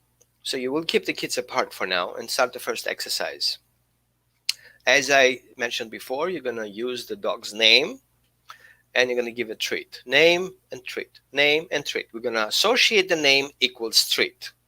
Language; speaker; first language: English; non-native, fluent; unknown